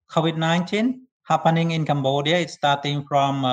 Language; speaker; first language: English; non-native, learner; Khmer